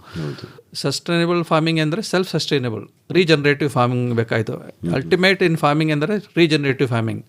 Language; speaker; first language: Kannada; non-native, local second language; Malayalam